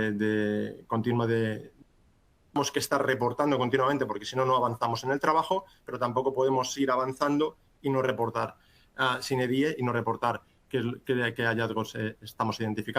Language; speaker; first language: Spanish; native; Spanish